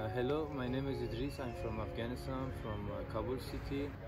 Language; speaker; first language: English; non-native, learner; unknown